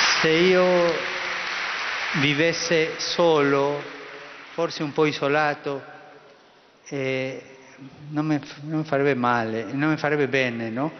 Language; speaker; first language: Italian; non-native, fluent; Spanish